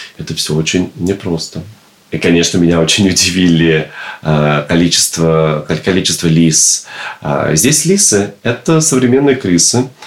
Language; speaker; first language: Russian; native; Russian